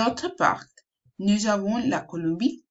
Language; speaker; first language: French; non-native, learner; Spanish